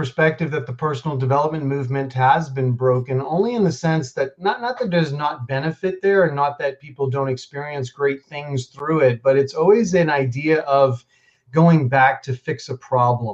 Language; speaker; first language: English; native; English